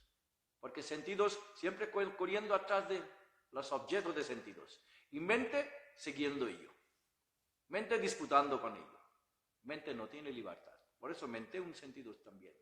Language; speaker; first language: Spanish; non-native, learner; Bangla